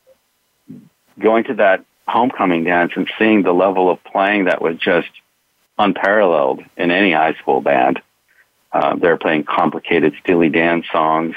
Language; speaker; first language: English; native; English